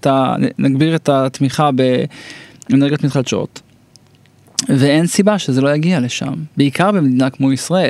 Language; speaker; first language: Hebrew; native; Hebrew